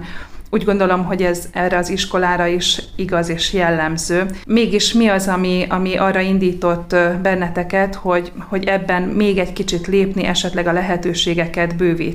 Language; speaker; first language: Hungarian; native; Hungarian